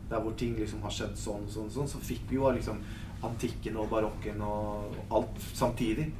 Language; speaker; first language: Norwegian; early bilingual, other home language; Spanish